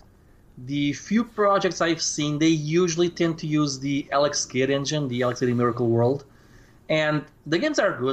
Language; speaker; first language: English; non-native, fluent; Portuguese